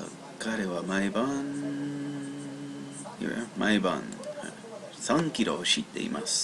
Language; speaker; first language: Japanese; non-native, learner; English